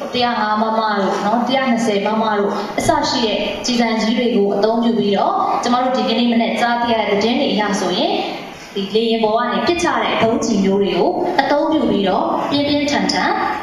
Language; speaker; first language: Burmese; non-native, local second language; Kachin